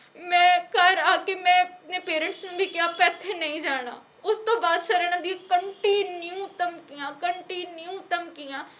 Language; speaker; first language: Punjabi; native; Punjabi